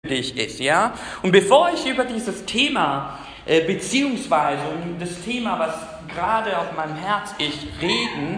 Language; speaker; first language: German; non-native, fluent; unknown